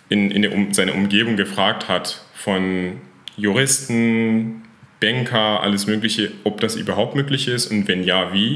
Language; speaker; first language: German; non-native, fluent; Persian